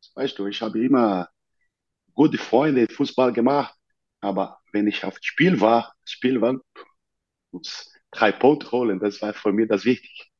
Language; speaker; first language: German; non-native, learner; Portuguese